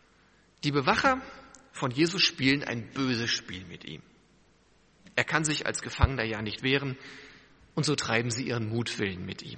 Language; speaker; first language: German; native; German